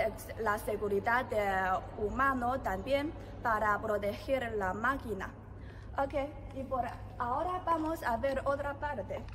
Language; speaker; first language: Spanish; non-native, learner; Chinese